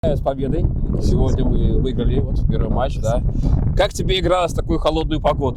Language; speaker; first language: Russian; native; Russian